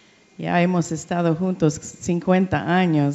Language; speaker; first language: Spanish; non-native, learner; English